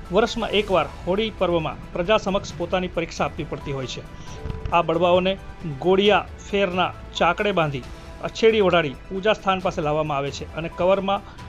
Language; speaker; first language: Gujarati; native; Gujarati